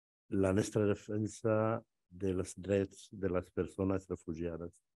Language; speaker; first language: Catalan; non-native, fluent; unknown